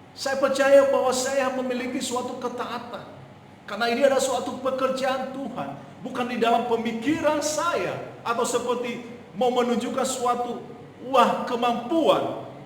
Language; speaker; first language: Indonesian; non-native, local second language; Nias